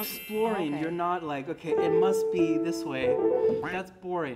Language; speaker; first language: English; native; English